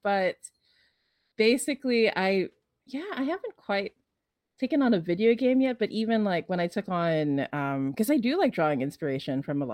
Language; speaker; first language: English; non-native, local second language; Filipino